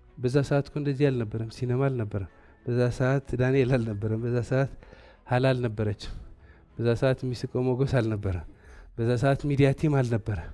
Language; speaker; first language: Amharic; non-native, local second language; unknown